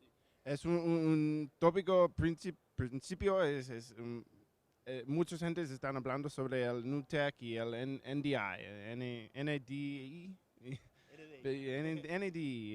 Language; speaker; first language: Spanish; non-native, learner; English